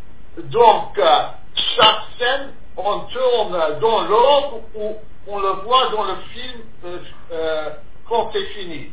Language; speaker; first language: French; non-native, fluent; English